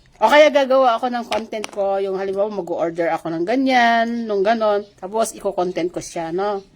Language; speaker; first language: Filipino; non-native, local second language; Iloko